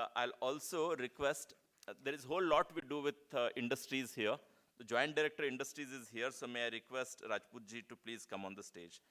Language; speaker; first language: English; non-native, local second language; Marathi